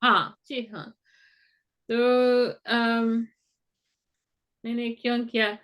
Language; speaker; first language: Hindi; non-native, fluent; English